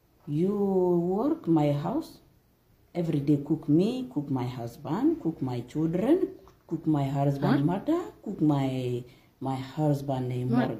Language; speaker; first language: English; non-native, learner; Arabic